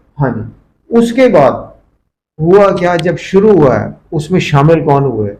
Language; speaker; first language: Urdu; non-native, local second language; Punjabi